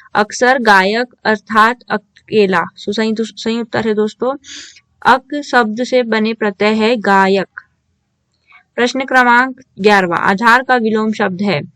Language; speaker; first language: Hindi; native; Hindi